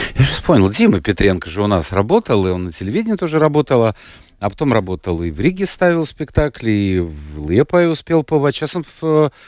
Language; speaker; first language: Russian; native; Russian